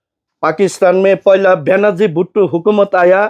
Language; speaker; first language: Hindi; non-native, learner; Bangla